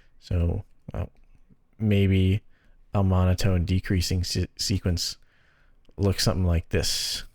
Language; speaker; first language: English; native; English